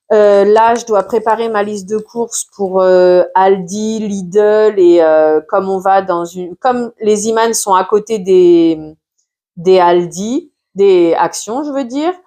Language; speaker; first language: French; native; French